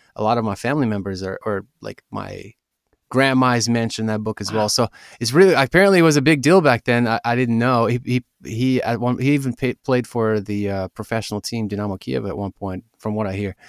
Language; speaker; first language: English; early bilingual, other home language; Ukrainian